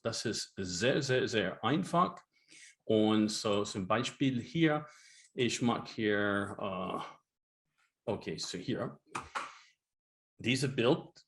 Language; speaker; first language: German; non-native, learner; English